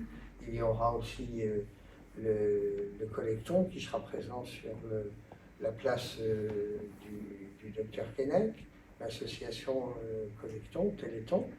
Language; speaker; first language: French; native; French